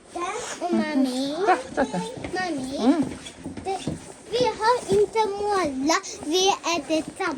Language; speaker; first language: Swedish; early bilingual, other home language; Mongolian